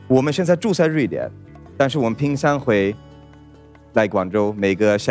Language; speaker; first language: Chinese; non-native, fluent; Swedish